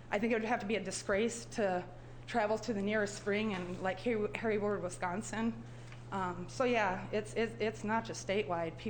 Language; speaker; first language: English; native; English